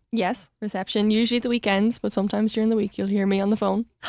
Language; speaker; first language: English; native; English